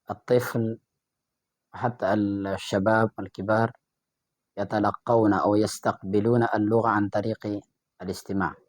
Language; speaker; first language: Arabic; non-native, fluent; Urdu